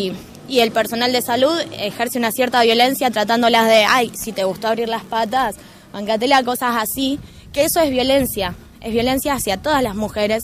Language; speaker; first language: Spanish; native; Spanish